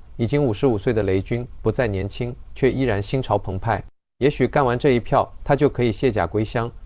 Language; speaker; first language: Chinese; native; Chinese